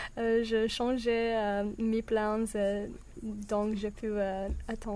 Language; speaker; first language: French; non-native, learner; English